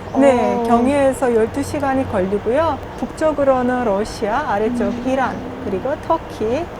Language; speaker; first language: Korean; non-native, fluent; Azerbaijani